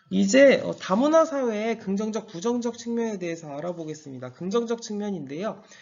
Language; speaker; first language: Korean; native; Korean